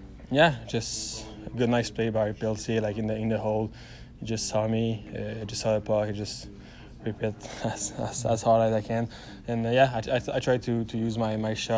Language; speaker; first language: English; non-native, fluent; French